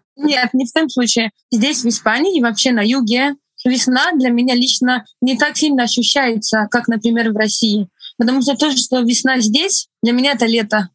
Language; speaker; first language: Russian; non-native, fluent; Estonian